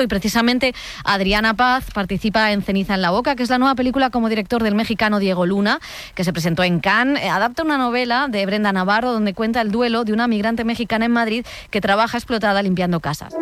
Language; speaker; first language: Spanish; native; Spanish